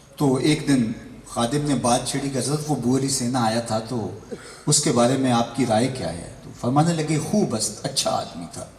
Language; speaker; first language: Urdu; non-native, local second language; Punjabi